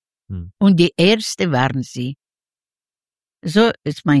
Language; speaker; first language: German; non-native, learner; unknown